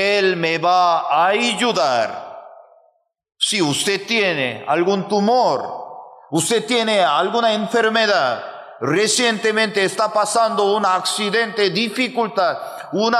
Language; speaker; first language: Spanish; non-native, fluent; Korean